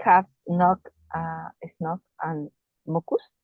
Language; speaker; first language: English; non-native, learner; Spanish